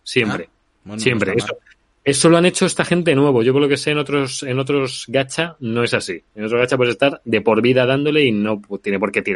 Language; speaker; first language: Spanish; native; Spanish